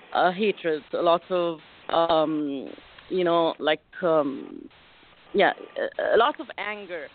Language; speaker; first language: English; non-native, fluent; Arabic